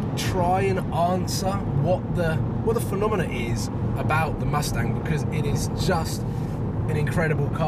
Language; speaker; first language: English; native; English